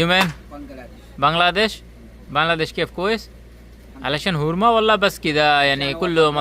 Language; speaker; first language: Arabic; non-native, learner; Bangla